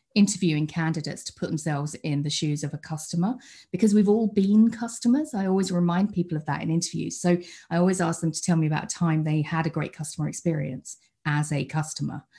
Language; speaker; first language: English; native; English